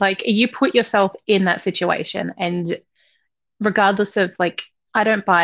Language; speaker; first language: English; native; English